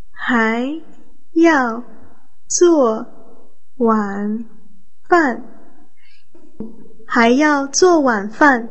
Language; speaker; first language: Chinese; non-native, fluent; Vietnamese